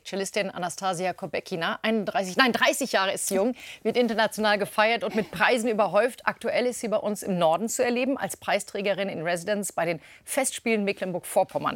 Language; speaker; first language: German; native; German